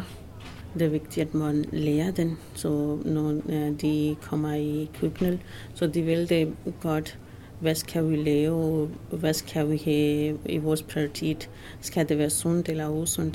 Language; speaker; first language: Danish; non-native, fluent; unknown